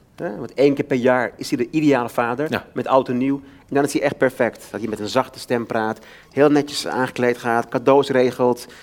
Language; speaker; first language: Dutch; native; Dutch